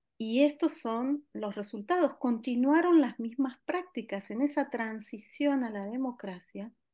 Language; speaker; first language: Spanish; native; Spanish